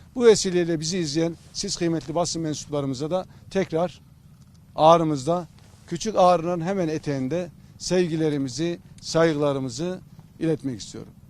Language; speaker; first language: Turkish; native; Turkish